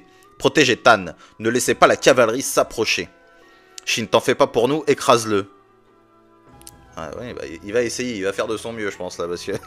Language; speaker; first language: French; native; French